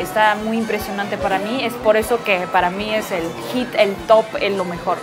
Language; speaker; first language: Spanish; non-native, fluent; Ukrainian